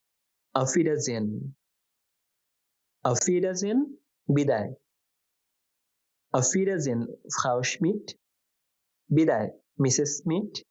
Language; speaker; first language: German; non-native, fluent; Bangla